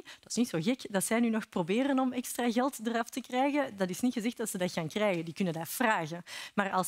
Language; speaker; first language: Dutch; native; Dutch